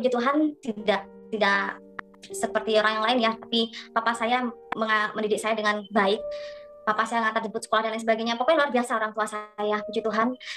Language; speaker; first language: Indonesian; non-native, local second language; Madurese